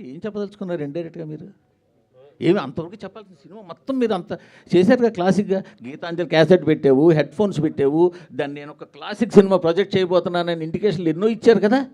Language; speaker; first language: Telugu; native; Telugu